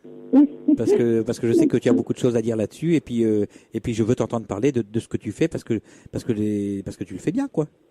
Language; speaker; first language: French; native; French